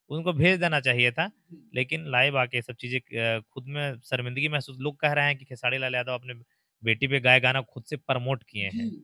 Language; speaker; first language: Hindi; native; Hindi